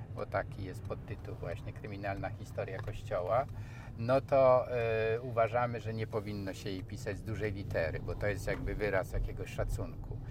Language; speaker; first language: Polish; native; Polish